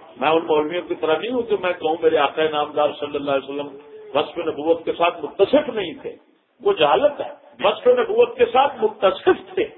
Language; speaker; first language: Urdu; non-native, local second language; Punjabi